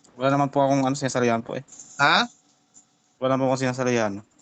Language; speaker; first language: Filipino; non-native, local second language; Hiligaynon